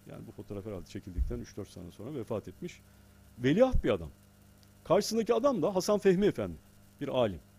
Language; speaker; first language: Turkish; native; Turkish